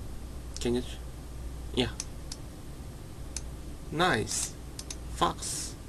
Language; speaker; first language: English; non-native, learner; Korean